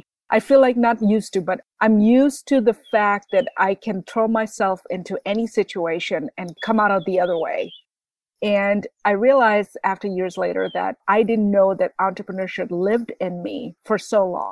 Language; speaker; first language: English; non-native, local second language; Bangla